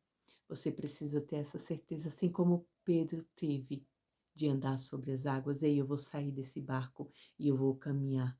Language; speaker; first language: Portuguese; native; Portuguese